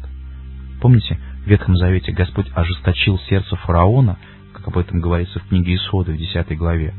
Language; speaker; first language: Russian; native; Russian